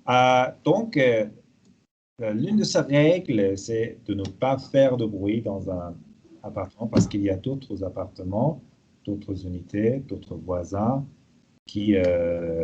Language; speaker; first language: French; non-native, fluent; Persian